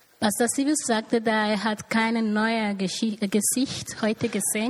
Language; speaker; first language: German; non-native, learner; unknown